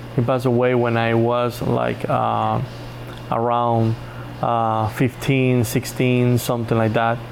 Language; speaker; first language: English; non-native, learner; Spanish